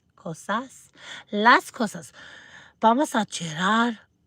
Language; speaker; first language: Spanish; non-native, learner; English